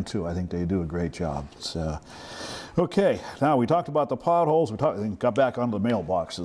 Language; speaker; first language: English; native; English